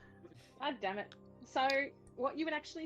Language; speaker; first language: English; native; English